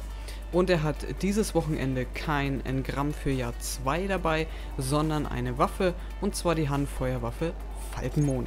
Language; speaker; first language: German; native; German